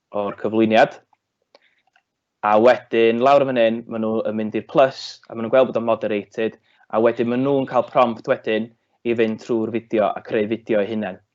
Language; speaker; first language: Welsh; native; Welsh